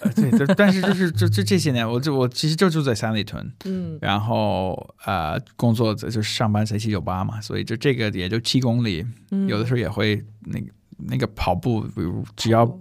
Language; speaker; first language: Chinese; non-native, fluent; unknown